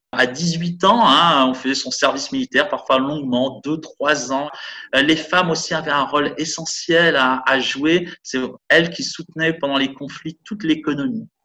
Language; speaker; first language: French; native; French